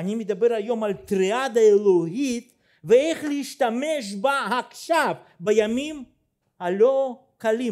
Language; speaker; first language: Hebrew; non-native, fluent; Russian